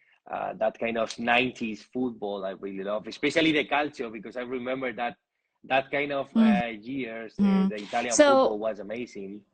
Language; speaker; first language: English; non-native, learner; Spanish